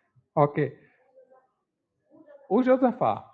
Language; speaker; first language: Portuguese; non-native, learner; English